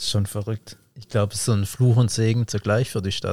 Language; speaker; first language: German; native; German